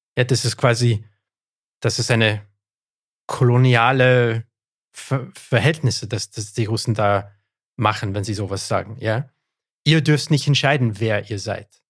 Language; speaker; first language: German; non-native, fluent; English